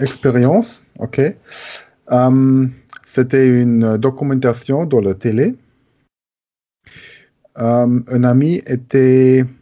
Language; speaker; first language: French; non-native, learner; German